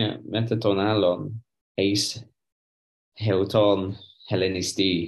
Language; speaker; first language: Greek; non-native, learner; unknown